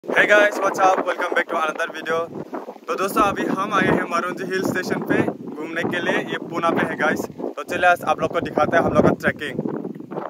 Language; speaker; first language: Hindi; non-native, local second language; Bodo